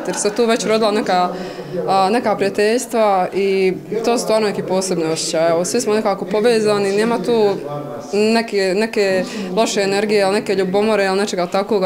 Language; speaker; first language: Bosnian; native; Bosnian